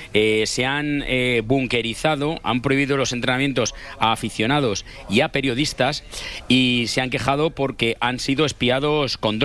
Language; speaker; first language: Spanish; native; Spanish